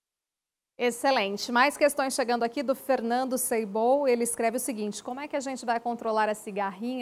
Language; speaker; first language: Portuguese; native; Portuguese